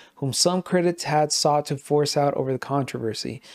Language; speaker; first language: English; non-native, fluent; Spanish